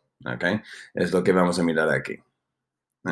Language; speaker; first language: Spanish; non-native, fluent; English